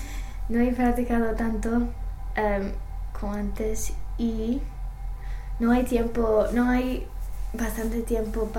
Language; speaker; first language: Spanish; non-native, learner; English